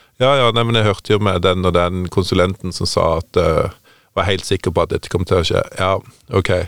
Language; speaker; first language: Norwegian; native; Norwegian